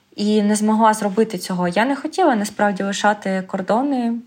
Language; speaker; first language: Ukrainian; native; Ukrainian